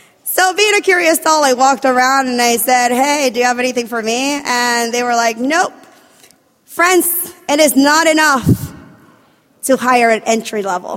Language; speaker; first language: English; native; English